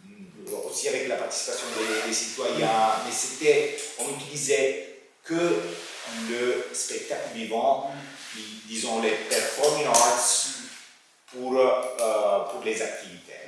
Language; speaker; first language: French; non-native, fluent; Italian